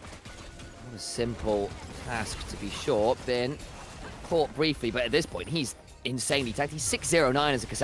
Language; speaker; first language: English; native; English